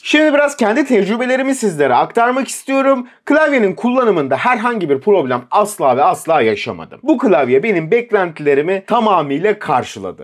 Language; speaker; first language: Turkish; native; Turkish